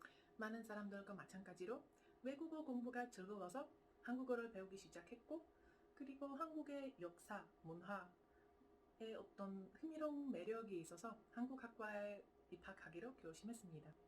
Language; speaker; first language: Korean; non-native, fluent; Czech